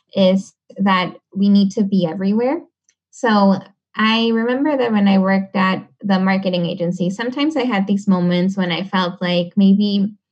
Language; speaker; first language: English; non-native, fluent; Spanish